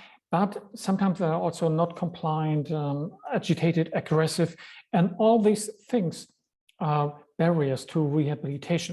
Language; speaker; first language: English; non-native, fluent; German